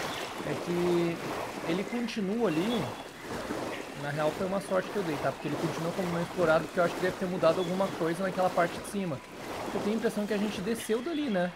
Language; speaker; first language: Portuguese; native; Portuguese